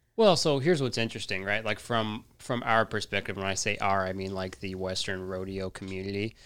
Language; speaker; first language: English; native; English